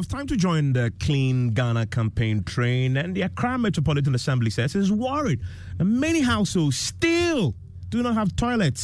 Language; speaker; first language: English; non-native, local second language; Akan